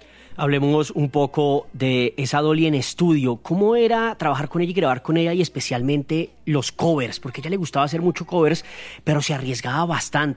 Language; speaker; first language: Spanish; native; Spanish